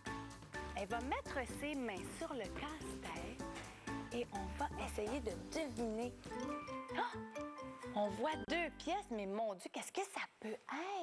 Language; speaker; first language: French; native; French